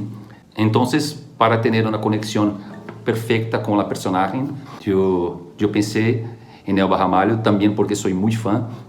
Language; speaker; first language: Spanish; non-native, fluent; Portuguese